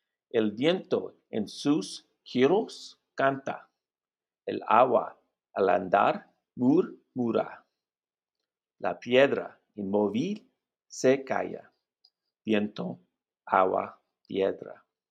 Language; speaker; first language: Spanish; non-native, learner; English